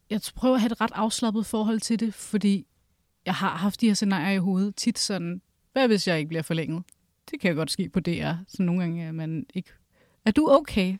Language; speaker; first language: Danish; early bilingual, other home language; Kurdish